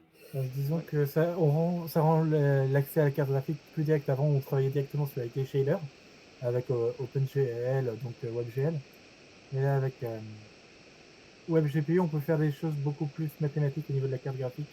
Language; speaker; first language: French; native; French